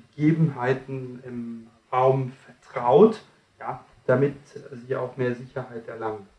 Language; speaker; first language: German; non-native, fluent; French